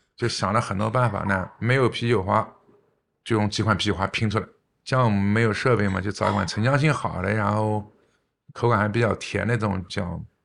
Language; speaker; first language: Chinese; native; Chinese